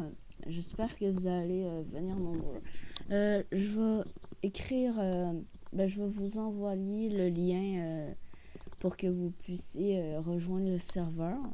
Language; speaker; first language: French; native; French